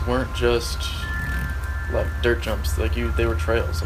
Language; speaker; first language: English; native; English